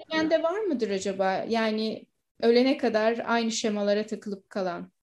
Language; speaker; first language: Turkish; native; Turkish